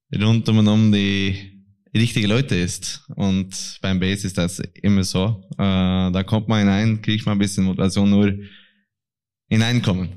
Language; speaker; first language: German; non-native, fluent; Norwegian